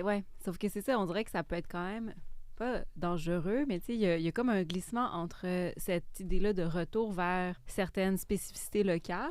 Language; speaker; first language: French; native; French